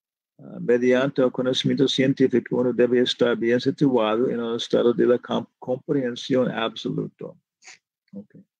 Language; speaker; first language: Spanish; non-native, fluent; English